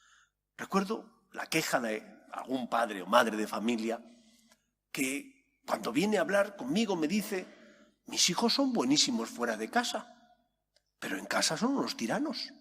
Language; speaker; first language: Spanish; native; Spanish